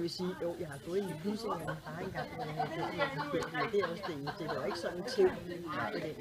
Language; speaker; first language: Danish; native; Danish